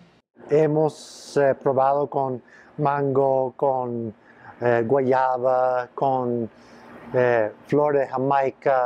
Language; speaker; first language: Spanish; non-native, fluent; English